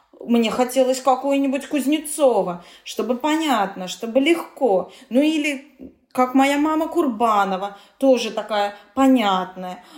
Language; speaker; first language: Russian; non-native, local second language; Tatar